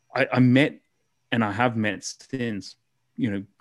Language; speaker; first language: English; native; English